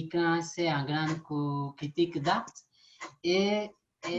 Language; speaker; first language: French; non-native, learner; Portuguese